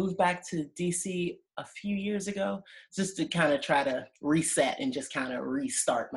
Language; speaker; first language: English; native; English